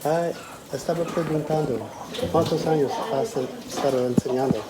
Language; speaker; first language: Spanish; non-native, learner; English